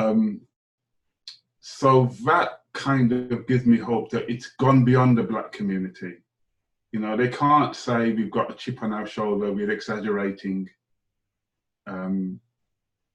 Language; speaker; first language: English; native; English